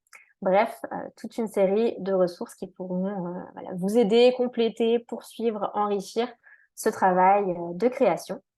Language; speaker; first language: French; native; French